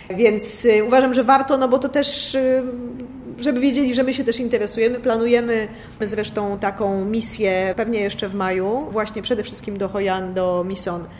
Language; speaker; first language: Polish; native; Polish